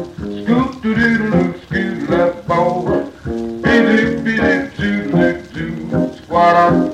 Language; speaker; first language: English; native; English